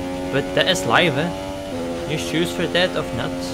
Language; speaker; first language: English; non-native, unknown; Dutch